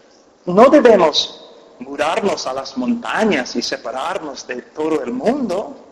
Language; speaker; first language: Spanish; non-native, fluent; English